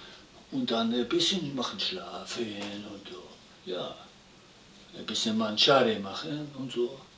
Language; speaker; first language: German; non-native, learner; Italian